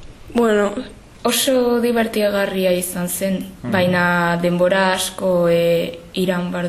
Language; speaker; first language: Basque; non-native, local second language; Spanish